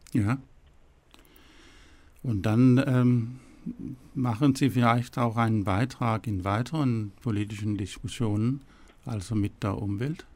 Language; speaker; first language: German; non-native, fluent; Danish